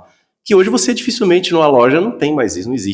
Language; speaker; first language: Portuguese; native; Portuguese